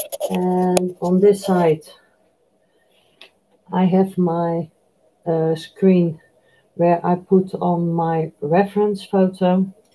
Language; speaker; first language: English; non-native, fluent; Dutch